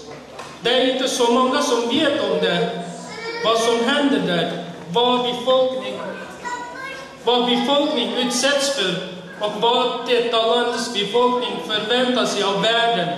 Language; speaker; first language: Swedish; non-native, fluent; Uyghur